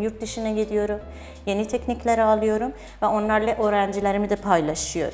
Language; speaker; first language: Turkish; non-native, fluent; Persian